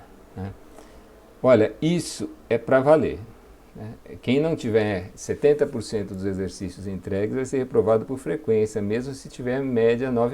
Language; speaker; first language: Portuguese; native; Portuguese